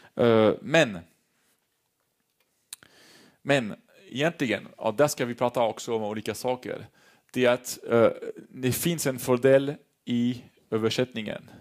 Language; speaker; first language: Swedish; non-native, fluent; French